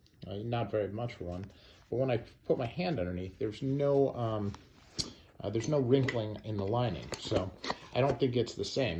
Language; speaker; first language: English; native; English